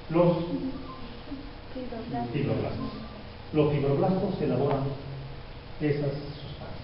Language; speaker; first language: Spanish; native; Spanish